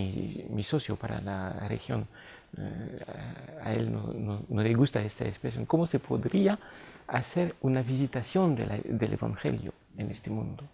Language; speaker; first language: Spanish; non-native, fluent; French